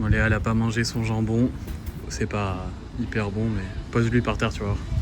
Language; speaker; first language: French; native; French